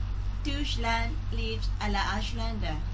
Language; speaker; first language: German; non-native, learner; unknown